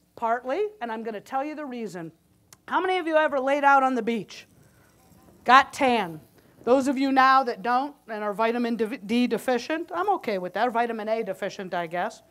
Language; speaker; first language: English; native; English